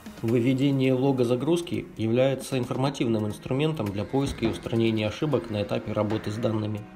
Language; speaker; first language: Russian; native; Russian